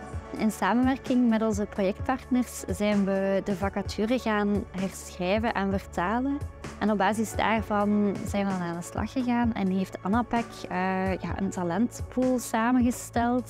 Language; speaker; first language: Dutch; native; Dutch